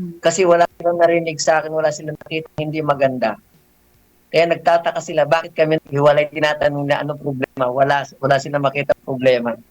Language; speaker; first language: Filipino; native; Filipino